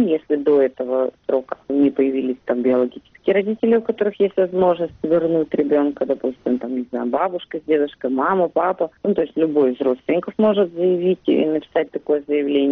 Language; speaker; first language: Russian; native; Russian